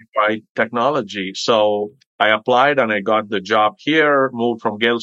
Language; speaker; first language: English; non-native, local second language; Tamil